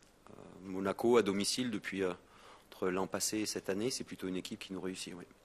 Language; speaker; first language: French; native; French